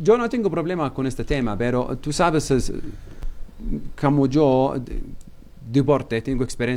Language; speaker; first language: Spanish; non-native, learner; Arabic